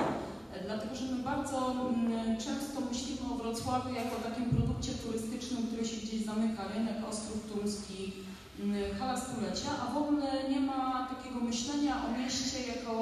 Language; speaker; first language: Polish; native; Polish